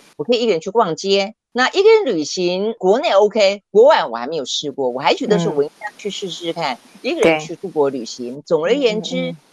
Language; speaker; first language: Chinese; native; Chinese